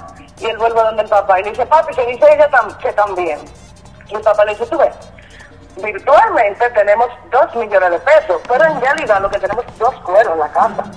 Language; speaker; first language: Spanish; native; Spanish